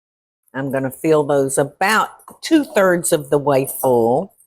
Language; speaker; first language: English; native; English